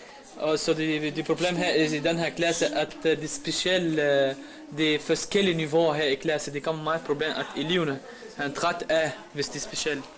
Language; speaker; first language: Danish; non-native, learner; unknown